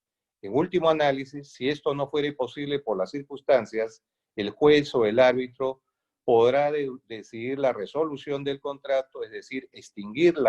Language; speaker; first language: Spanish; native; Spanish